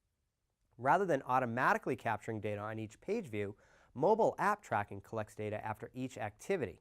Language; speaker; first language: English; native; English